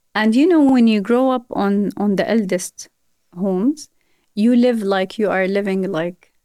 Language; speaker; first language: English; non-native, fluent; Arabic